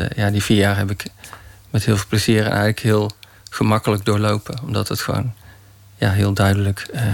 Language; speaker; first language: Dutch; native; Dutch